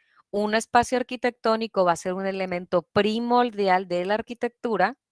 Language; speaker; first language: Spanish; native; Spanish